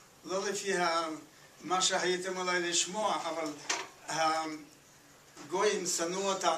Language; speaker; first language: Hebrew; non-native, fluent; Yiddish